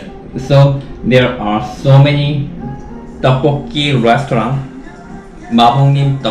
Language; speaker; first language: English; non-native, learner; Korean